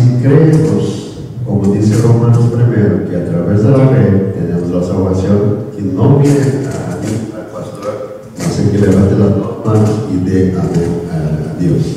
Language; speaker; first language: Spanish; non-native, learner; Korean